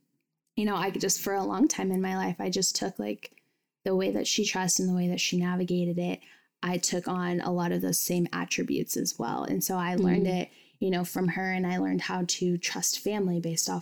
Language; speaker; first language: English; native; English